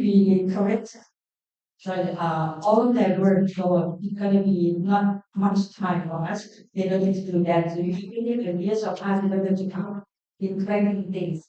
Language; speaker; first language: English; non-native, learner; Thai